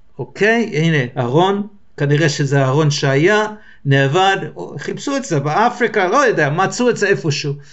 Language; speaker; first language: Hebrew; non-native, fluent; English